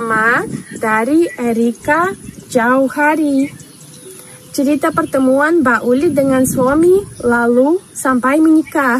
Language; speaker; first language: Indonesian; non-native, fluent; Russian